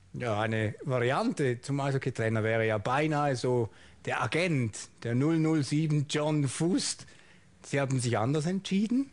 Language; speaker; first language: German; native; German